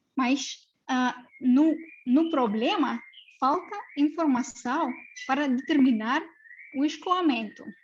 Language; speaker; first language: Portuguese; non-native, fluent; Russian